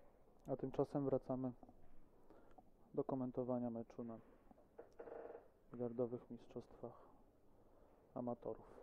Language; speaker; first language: Polish; native; Polish